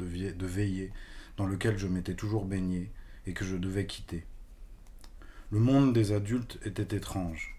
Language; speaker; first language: French; native; French